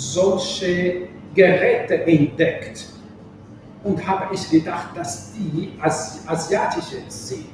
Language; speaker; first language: German; non-native, fluent; Arabic